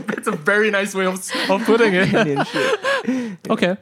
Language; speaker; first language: English; native; English